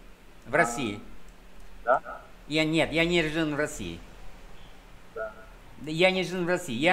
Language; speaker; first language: Russian; non-native, fluent; Vietnamese